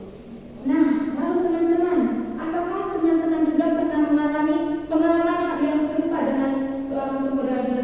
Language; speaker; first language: Indonesian; native; Indonesian